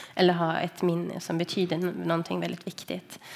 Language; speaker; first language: Swedish; native; Swedish